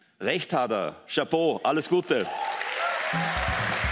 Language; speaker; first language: German; native; German